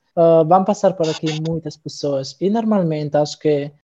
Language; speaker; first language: Portuguese; non-native, fluent; Italian